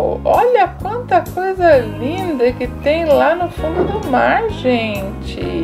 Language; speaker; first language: Portuguese; native; Portuguese